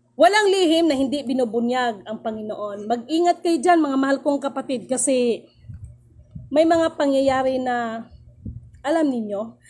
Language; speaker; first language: Filipino; non-native, local second language; Cebuano